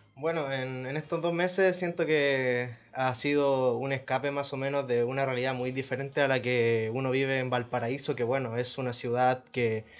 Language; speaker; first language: Spanish; native; Spanish